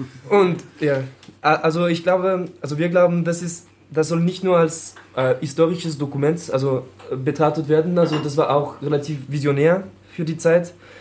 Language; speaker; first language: German; non-native, fluent; French